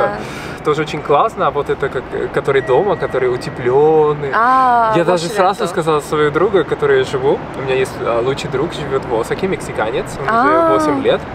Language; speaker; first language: Russian; non-native, fluent; Spanish